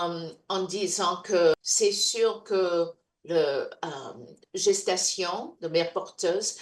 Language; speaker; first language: French; non-native, fluent; English